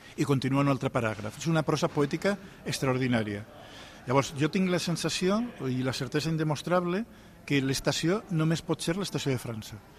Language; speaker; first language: Catalan; non-native, local second language; Spanish